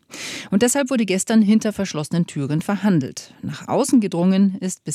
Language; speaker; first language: German; native; German